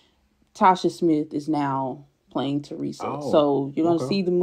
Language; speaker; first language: English; native; English